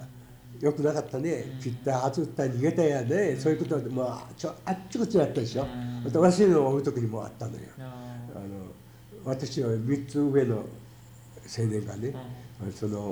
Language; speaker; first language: Japanese; native; Japanese